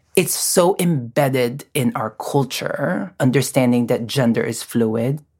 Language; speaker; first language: English; non-native, local second language; Filipino